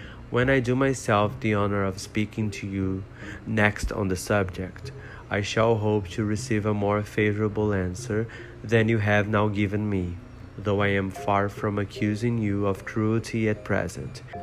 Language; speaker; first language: English; non-native, fluent; Portuguese